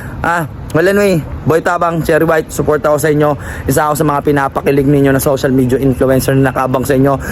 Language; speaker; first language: Filipino; non-native, local second language; Pampanga